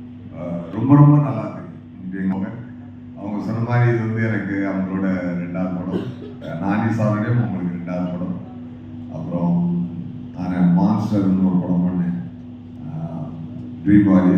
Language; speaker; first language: Tamil; native; Tamil